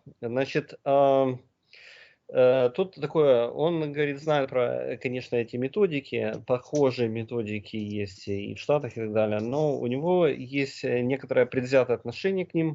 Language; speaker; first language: Russian; native; Russian